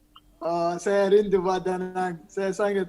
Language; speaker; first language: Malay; non-native, learner; Arabic